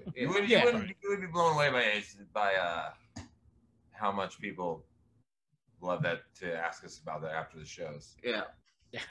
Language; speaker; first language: English; native; English